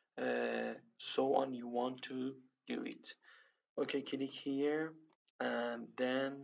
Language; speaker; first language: English; non-native, learner; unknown